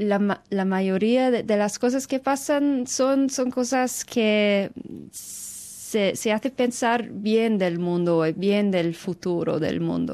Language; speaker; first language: Spanish; non-native, fluent; English